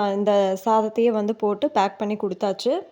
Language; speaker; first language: Tamil; native; Tamil